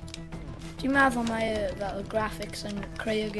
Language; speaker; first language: Welsh; non-native, local second language; English